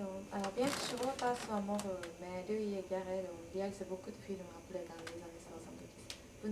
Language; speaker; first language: French; non-native, fluent; Japanese